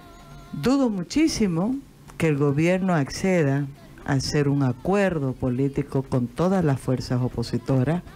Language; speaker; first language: Spanish; native; Spanish